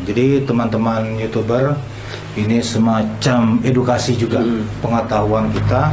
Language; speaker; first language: Malay; native; Malay